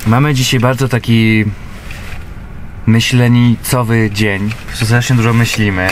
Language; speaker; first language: Polish; native; Polish